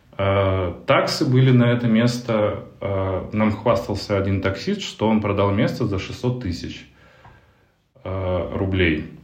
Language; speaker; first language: Russian; native; Russian